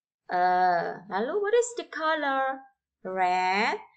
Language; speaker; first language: English; non-native, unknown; Indonesian